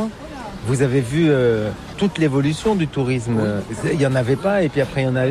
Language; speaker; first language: French; native; French